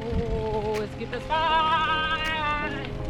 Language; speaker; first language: German; non-native, learner; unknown